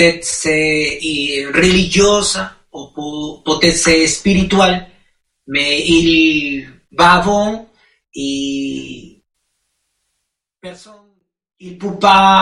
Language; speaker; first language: French; non-native, learner; Spanish